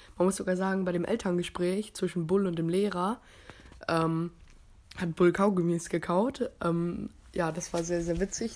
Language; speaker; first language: German; native; German